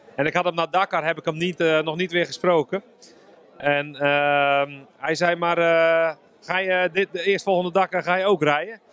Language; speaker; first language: Dutch; native; Dutch